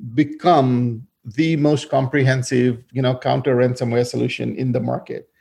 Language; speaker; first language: English; non-native, fluent; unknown